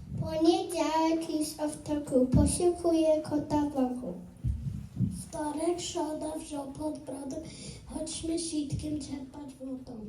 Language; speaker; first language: Polish; early bilingual, heritage; Polish